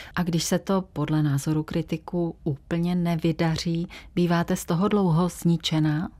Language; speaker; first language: Czech; native; Czech